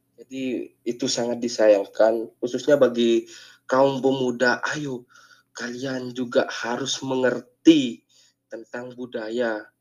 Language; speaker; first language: Indonesian; non-native, local second language; Madurese